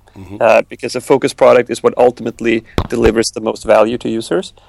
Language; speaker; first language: English; non-native, fluent; Swedish